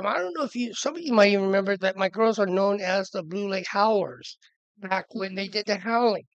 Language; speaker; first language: English; native; English